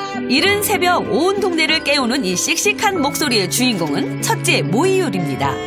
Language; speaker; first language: Korean; native; Korean